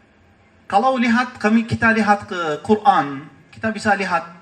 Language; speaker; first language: Indonesian; non-native, learner; Turkish